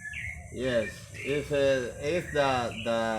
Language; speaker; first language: English; non-native, learner; Spanish